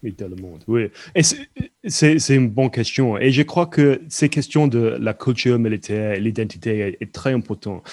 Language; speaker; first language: French; non-native, fluent; English